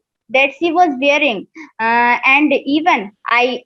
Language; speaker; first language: English; non-native, learner; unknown